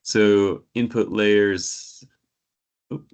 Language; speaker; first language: English; native; English